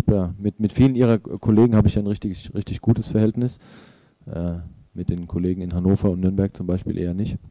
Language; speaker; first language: German; native; German